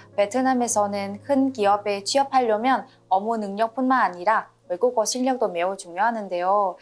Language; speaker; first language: Korean; non-native, fluent; Vietnamese